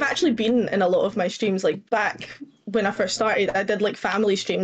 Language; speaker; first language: English; native; English